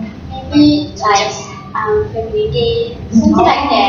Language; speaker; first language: English; non-native, learner; Malay